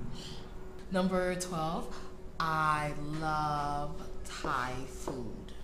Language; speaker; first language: English; native; English